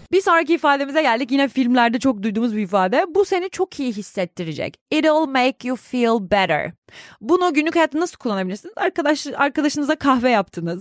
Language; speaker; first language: Turkish; native; Turkish